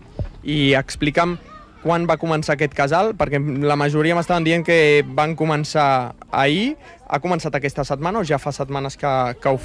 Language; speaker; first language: Catalan; native; Catalan